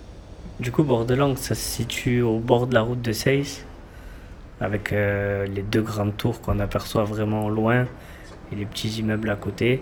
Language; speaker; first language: French; native; French